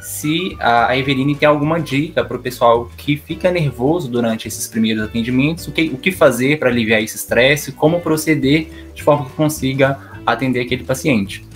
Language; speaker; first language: Portuguese; native; Portuguese